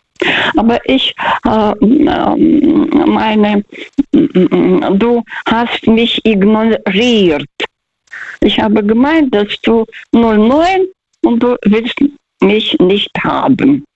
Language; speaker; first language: German; early bilingual, other home language; Russian